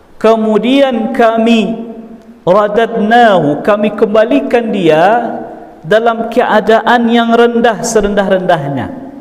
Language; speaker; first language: Malay; non-native, local second language; Minangkabau